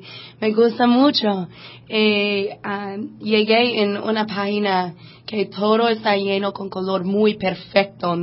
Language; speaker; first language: Spanish; non-native, learner; English